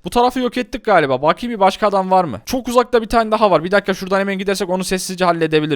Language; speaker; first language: Turkish; native; Turkish